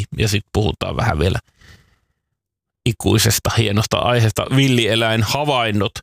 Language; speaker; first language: Finnish; native; Finnish